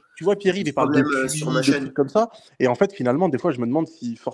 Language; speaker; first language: French; native; French